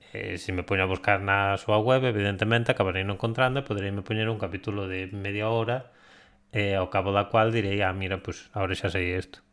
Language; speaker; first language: Galician; non-native, local second language; Spanish